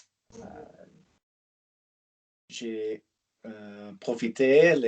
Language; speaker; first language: French; non-native, learner; English